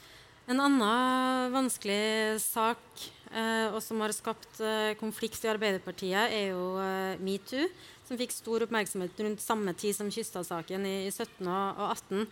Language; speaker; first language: Norwegian; native; Norwegian